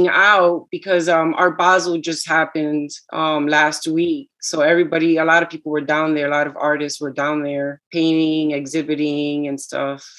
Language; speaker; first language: English; early bilingual, other home language; Spanish